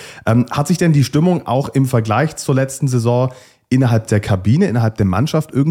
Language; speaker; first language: German; native; German